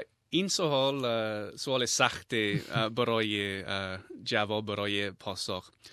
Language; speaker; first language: Persian; non-native, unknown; English